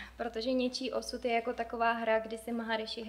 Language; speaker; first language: Czech; native; Czech